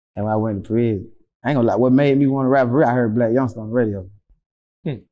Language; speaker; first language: English; native; English